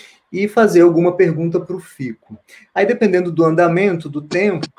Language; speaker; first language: Portuguese; native; Portuguese